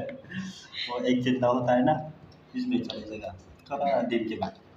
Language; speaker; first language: Hindi; non-native, local second language; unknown